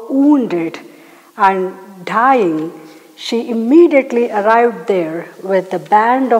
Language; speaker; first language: English; non-native, local second language; Malayalam